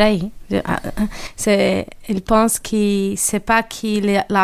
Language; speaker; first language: French; non-native, learner; Portuguese